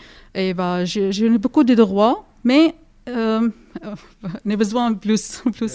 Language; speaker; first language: French; non-native, learner; Arabic